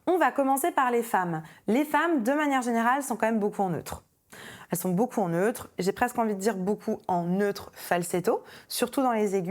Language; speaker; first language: French; native; French